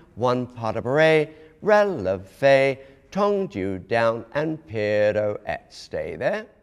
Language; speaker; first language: English; native; English